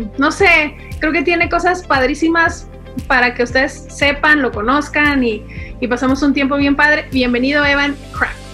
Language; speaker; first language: Spanish; native; Spanish